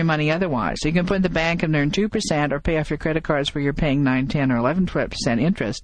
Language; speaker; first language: English; native; English